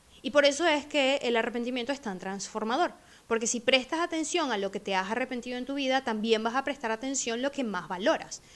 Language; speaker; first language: Spanish; native; Spanish